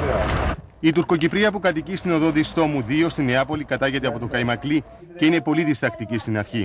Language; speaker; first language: Greek; native; Greek